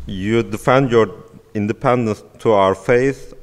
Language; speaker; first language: English; non-native, fluent; Turkish